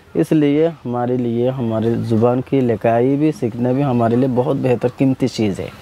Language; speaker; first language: Hindi; non-native, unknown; Rohingya